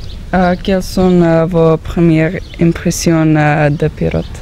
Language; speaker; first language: French; non-native, fluent; Serbian